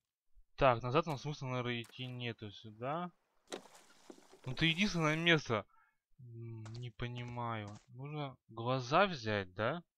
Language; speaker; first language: Russian; native; Russian